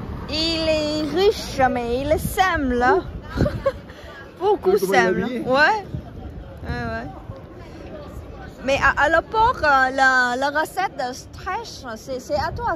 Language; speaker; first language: French; non-native, learner; Vietnamese